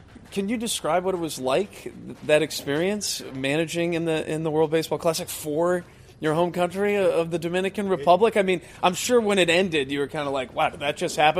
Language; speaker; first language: English; native; English